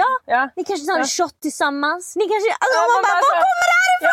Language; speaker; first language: Swedish; native; Swedish